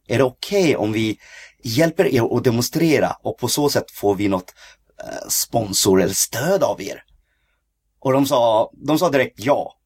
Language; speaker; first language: Swedish; early bilingual, other home language; Cantonese